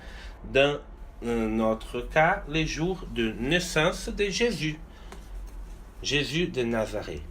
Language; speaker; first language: French; non-native, fluent; Portuguese